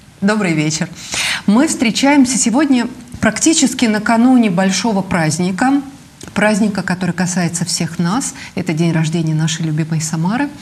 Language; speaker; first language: Russian; native; Russian